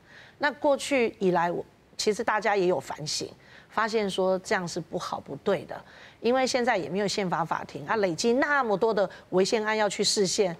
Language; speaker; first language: Chinese; native; Chinese